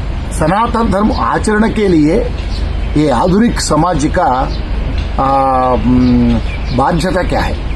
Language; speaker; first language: Hindi; non-native, local second language; Telugu